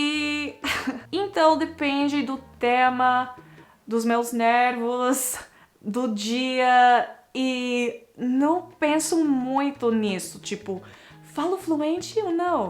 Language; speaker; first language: Portuguese; non-native, fluent; English